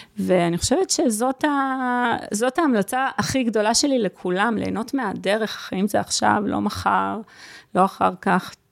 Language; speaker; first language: Hebrew; early bilingual, other home language; Russian